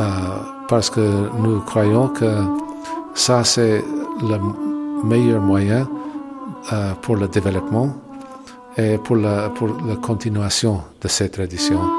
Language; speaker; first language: French; non-native, learner; English